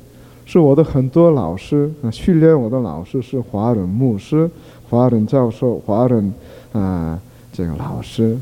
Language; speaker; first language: Chinese; non-native, fluent; Korean